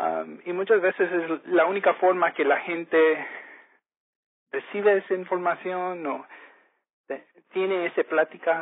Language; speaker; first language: Spanish; early bilingual, heritage; Spanish